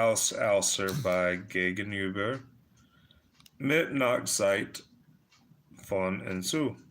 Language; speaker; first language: German; non-native, learner; English